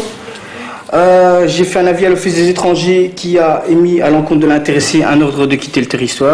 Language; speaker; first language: French; native; French